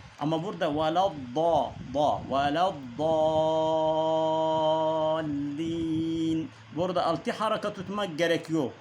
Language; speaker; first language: Turkish; non-native, learner; Arabic